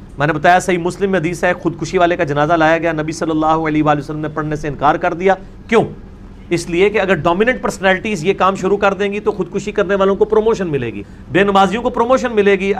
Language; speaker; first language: Urdu; non-native, local second language; Punjabi